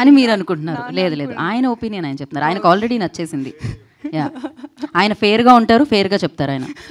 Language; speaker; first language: Telugu; native; Telugu